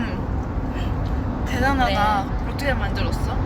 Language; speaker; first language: Korean; non-native, fluent; Chinese